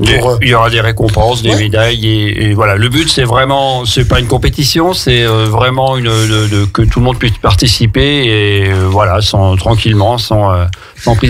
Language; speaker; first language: French; native; French